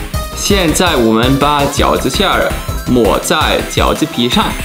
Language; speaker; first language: Chinese; non-native, fluent; German